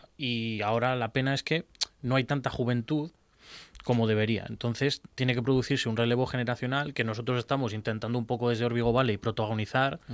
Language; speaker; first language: Spanish; native; Spanish